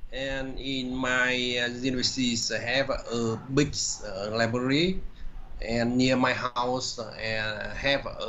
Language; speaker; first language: English; non-native, learner; Vietnamese